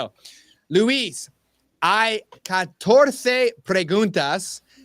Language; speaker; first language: Spanish; non-native, learner; English